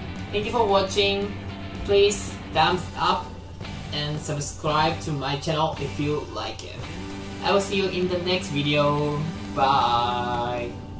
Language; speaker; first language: English; non-native, fluent; Japanese